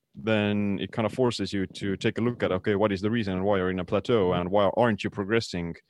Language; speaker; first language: English; non-native, fluent; Estonian